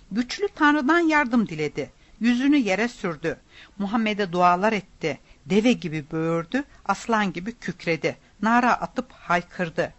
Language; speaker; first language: Turkish; native; Turkish